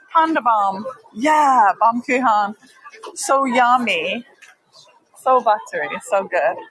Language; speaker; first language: English; native; English